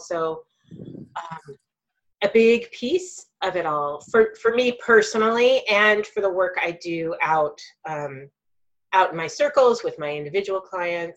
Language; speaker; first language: English; native; English